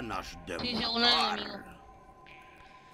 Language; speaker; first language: Spanish; native; Spanish